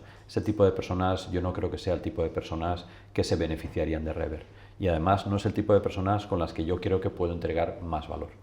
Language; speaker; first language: Spanish; native; Spanish